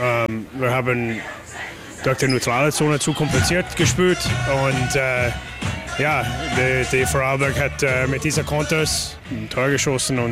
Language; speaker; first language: German; non-native, fluent; English